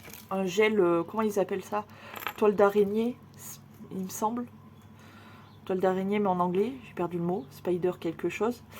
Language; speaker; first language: French; native; French